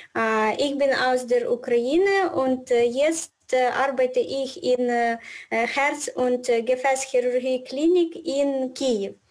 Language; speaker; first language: German; non-native, learner; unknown